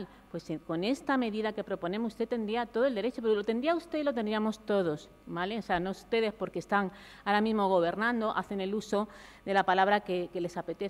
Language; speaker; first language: Spanish; native; Spanish